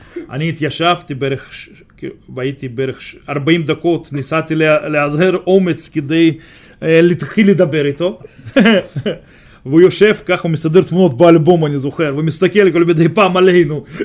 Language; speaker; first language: Hebrew; non-native, fluent; Russian